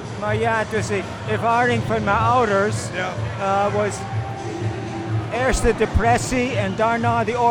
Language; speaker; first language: Dutch; non-native, fluent; English